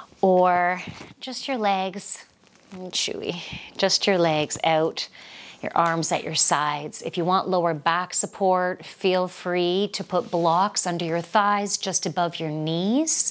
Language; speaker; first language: English; native; English